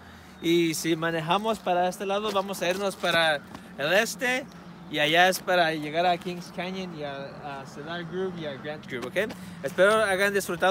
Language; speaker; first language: Spanish; early bilingual, heritage; Spanish